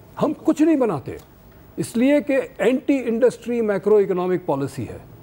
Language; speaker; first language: Urdu; native; Urdu